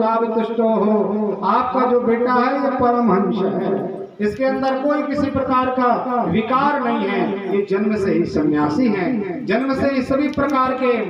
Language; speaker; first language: Hindi; native; Hindi